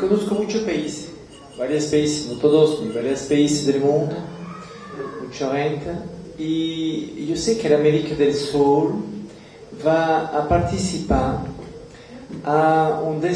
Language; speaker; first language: Spanish; non-native, learner; French